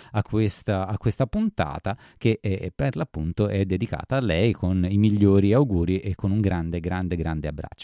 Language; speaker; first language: Italian; native; Italian